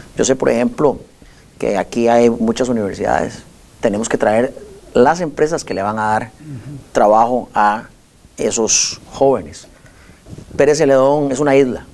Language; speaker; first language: Spanish; native; Spanish